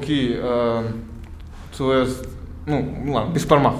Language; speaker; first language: Russian; native; Russian